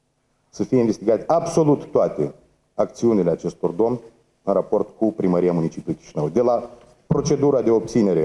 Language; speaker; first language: Romanian; native; Romanian